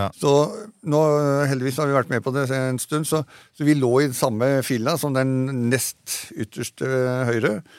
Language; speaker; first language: Norwegian; native; Norwegian